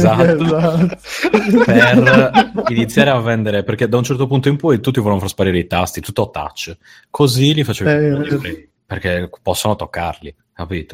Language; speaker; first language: Italian; native; Italian